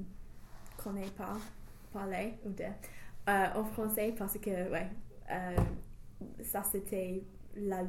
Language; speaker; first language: French; non-native, fluent; English